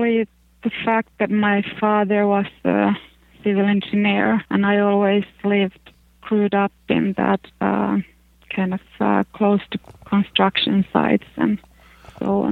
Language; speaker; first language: English; non-native, fluent; Finnish